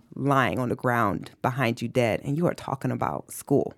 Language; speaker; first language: English; native; English